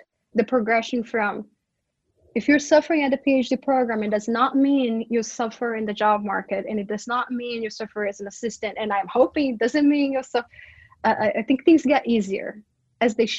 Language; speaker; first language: English; non-native, fluent; Portuguese